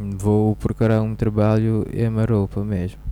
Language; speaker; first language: Portuguese; non-native, learner; Dutch